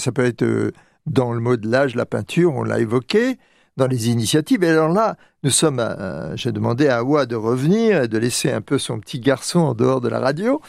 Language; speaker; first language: French; native; French